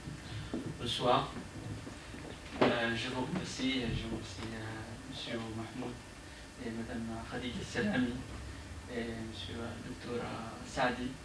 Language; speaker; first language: French; non-native, learner; Arabic